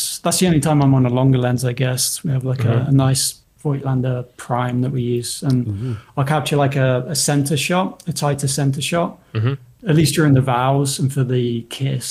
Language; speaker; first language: English; native; English